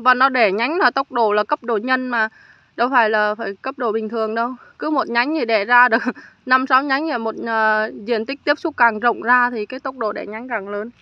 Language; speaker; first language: Vietnamese; native; Vietnamese